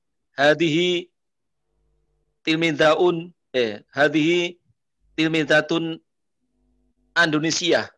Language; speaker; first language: Arabic; non-native, learner; Indonesian